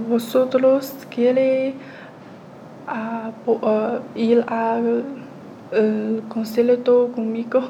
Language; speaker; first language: Spanish; non-native, learner; Chinese